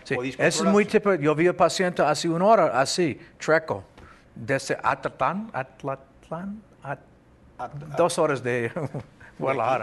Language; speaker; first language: Spanish; non-native, fluent; English